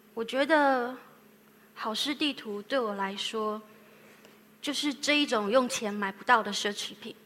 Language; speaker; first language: Chinese; native; Chinese